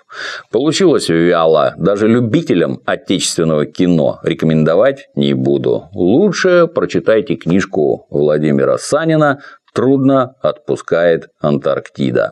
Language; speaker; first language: Russian; native; Russian